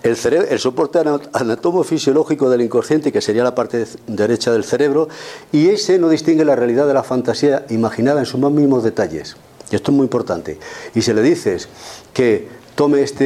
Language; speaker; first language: Spanish; native; Spanish